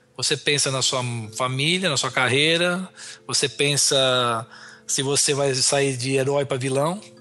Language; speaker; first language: Portuguese; native; Portuguese